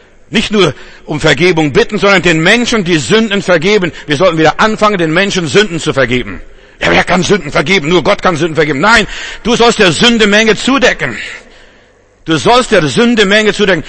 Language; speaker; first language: German; non-native, fluent; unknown